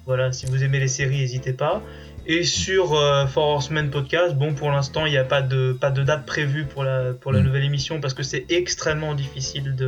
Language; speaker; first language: French; native; French